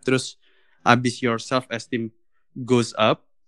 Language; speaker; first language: English; non-native, fluent; Indonesian